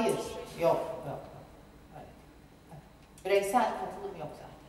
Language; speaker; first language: Turkish; native; Turkish